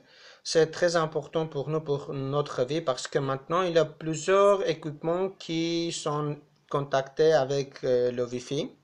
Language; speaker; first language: French; non-native, fluent; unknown